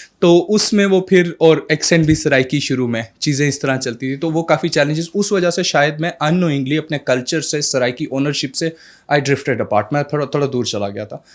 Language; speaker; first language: Urdu; non-native, local second language; Saraiki